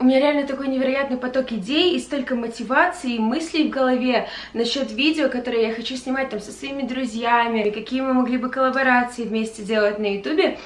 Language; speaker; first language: Russian; early bilingual, heritage; English